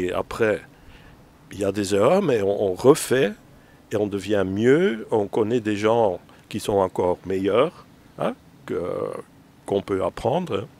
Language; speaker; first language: French; non-native, fluent; Dutch